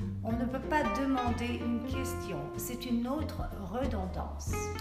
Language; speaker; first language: French; native; French